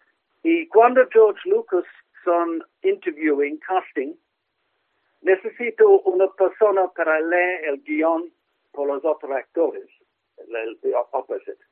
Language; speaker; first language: Spanish; non-native, learner; English